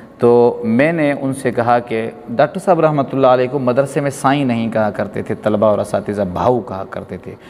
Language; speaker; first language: Urdu; non-native, local second language; Pashto